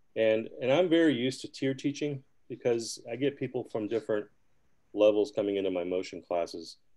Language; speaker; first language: English; early bilingual, other home language; Spanish